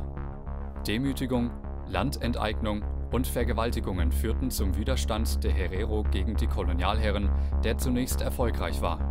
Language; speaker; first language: German; native; German